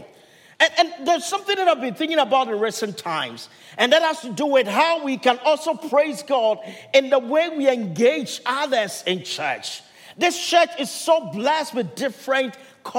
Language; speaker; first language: English; non-native, local second language; Akan